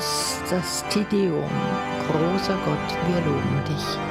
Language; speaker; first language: German; native; German